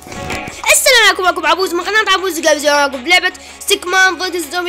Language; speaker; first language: Arabic; native; Arabic